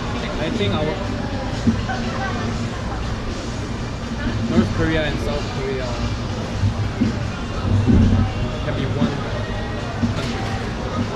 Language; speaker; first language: English; non-native, fluent; Korean